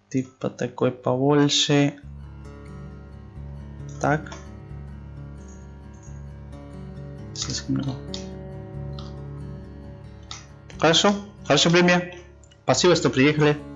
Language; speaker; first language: Russian; non-native, learner; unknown